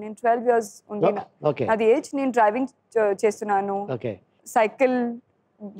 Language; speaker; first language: Telugu; non-native, learner; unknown